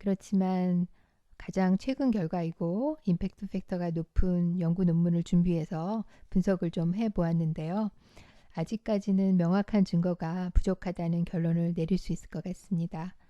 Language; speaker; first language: Korean; native; Korean